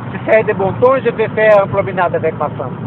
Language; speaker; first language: French; non-native, learner; Portuguese